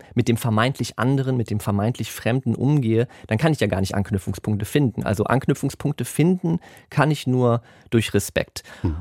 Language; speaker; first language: German; native; German